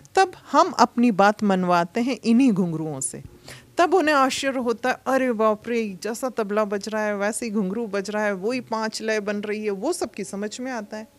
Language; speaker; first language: Hindi; native; Hindi